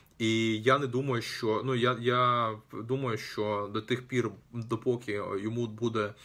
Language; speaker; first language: Ukrainian; non-native, local second language; Russian